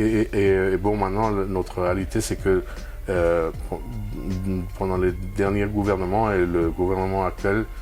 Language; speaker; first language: French; non-native, fluent; Spanish